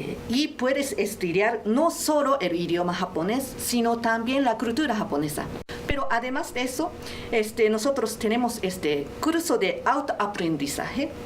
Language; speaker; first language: Spanish; non-native, learner; Japanese